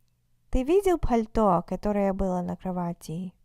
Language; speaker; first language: Russian; non-native, fluent; English